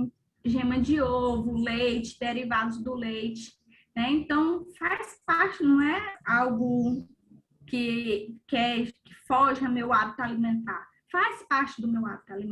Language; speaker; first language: Portuguese; native; Portuguese